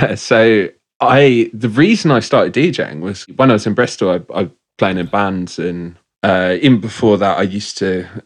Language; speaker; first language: English; native; English